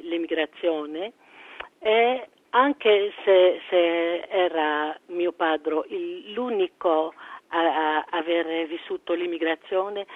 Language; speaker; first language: Italian; early bilingual, heritage; French